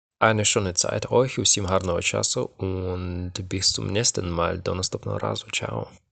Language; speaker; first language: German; non-native, fluent; Ukrainian